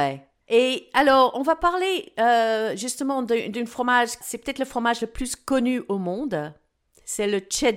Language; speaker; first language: French; non-native, fluent; English